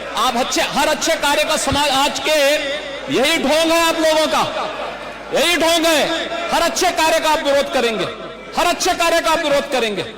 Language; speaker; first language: Hindi; native; Hindi